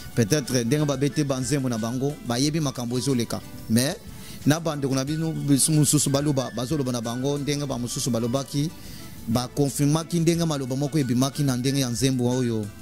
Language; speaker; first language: Lingala; non-native, local second language; Luba-Lulua